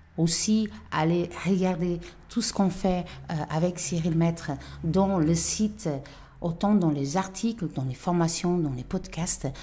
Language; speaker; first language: French; non-native, fluent; Portuguese